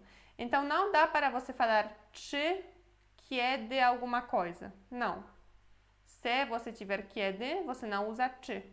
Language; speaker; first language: Portuguese; non-native, fluent; Polish